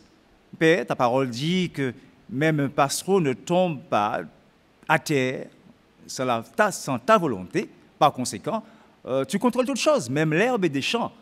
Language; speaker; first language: French; native; French